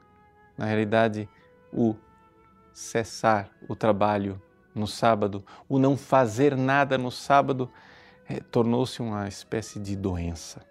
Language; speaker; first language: Portuguese; native; Portuguese